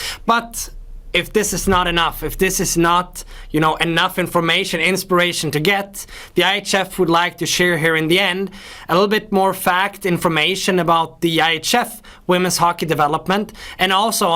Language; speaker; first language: English; non-native, fluent; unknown